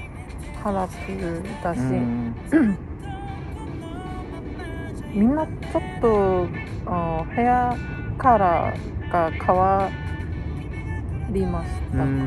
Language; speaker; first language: Japanese; non-native, fluent; Korean